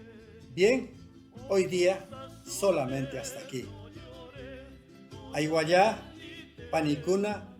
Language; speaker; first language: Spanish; non-native, local second language; Quechua